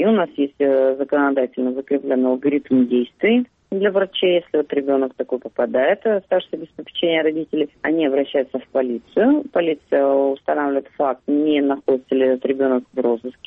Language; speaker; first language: Russian; native; Russian